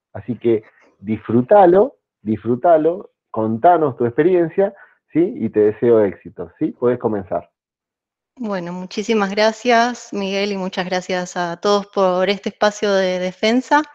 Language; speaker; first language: Spanish; native; Spanish